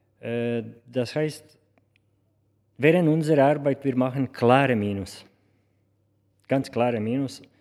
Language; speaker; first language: German; non-native, learner; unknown